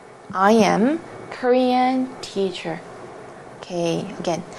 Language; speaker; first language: English; non-native, fluent; Korean